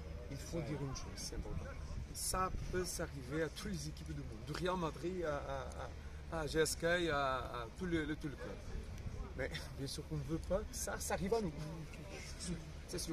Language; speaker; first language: French; non-native, fluent; Portuguese